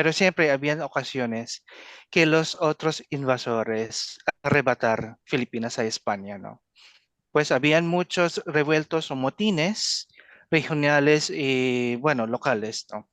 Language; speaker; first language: Spanish; non-native, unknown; Filipino